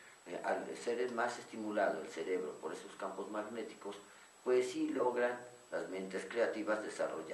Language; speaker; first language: Spanish; native; Spanish